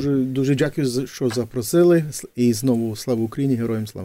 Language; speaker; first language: Ukrainian; early bilingual, heritage; English